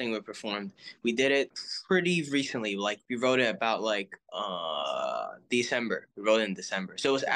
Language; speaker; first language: English; non-native, local second language; Cantonese